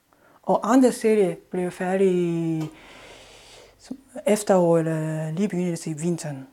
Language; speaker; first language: Danish; non-native, fluent; Japanese